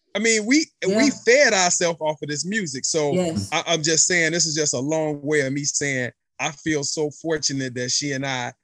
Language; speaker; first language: English; native; English